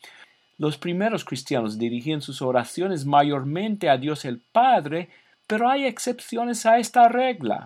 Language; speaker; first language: Spanish; non-native, fluent; English